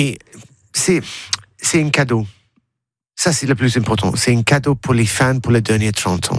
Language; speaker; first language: French; non-native, learner; English